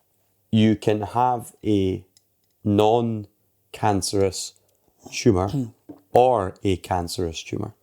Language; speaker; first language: English; native; English